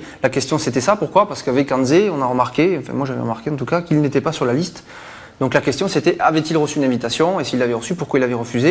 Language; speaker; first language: French; native; French